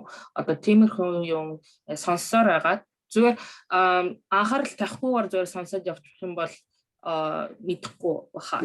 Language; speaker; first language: Mongolian; early bilingual, other home language; Korean